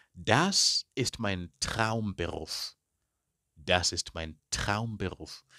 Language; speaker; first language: German; non-native, fluent; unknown